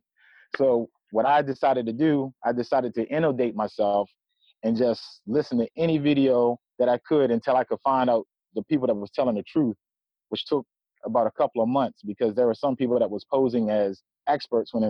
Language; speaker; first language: English; native; English